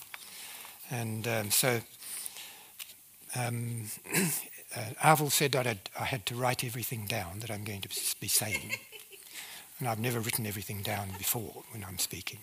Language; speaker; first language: English; native; English